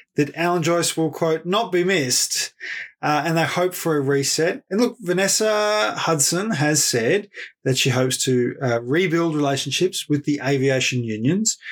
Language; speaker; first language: English; native; English